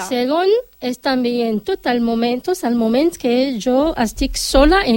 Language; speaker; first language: Catalan; non-native, fluent; Arabic